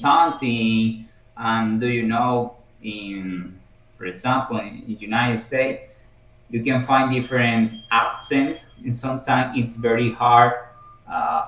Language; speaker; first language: English; non-native, learner; Spanish